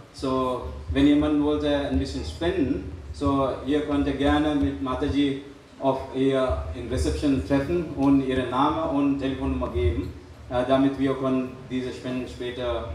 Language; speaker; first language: German; non-native, learner; Hindi